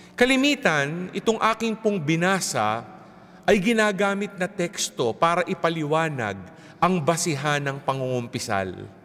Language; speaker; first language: Filipino; native; Filipino